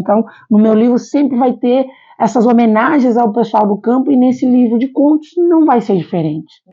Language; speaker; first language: Portuguese; non-native, local second language; Kabuverdianu